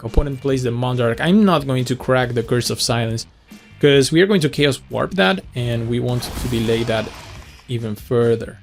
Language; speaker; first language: English; non-native, fluent; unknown